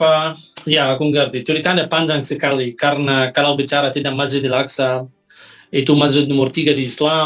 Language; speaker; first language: Indonesian; non-native, fluent; Arabic